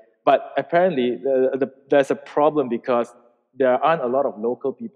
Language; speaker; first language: English; non-native, local second language; Min Nan Chinese